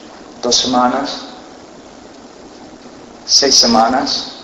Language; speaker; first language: Spanish; non-native, fluent; English